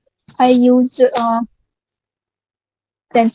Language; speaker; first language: English; non-native, learner; Hindi